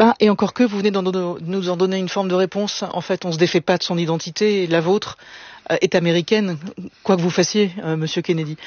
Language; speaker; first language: French; native; French